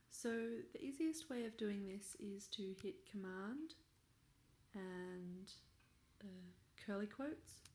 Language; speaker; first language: English; native; English